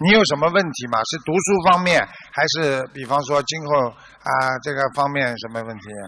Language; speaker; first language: Chinese; native; Chinese